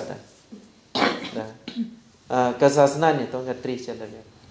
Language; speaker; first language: Russian; non-native, fluent; Thai